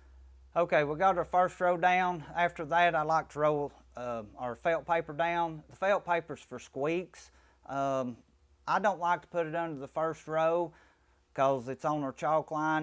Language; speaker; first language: English; native; English